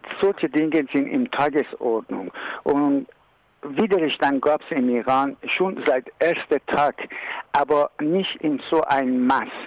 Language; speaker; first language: German; non-native, learner; Persian